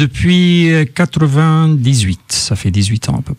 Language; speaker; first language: French; non-native, fluent; Arabic